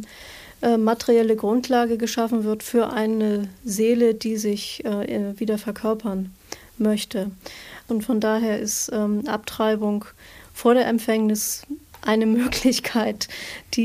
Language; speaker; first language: German; native; German